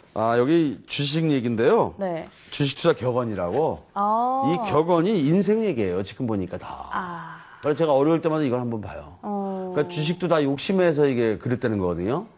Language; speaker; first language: Korean; native; Korean